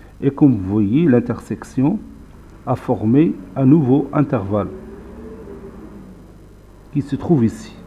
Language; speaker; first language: French; non-native, local second language; Arabic